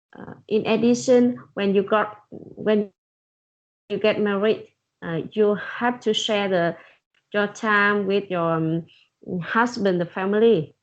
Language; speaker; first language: English; non-native, learner; Vietnamese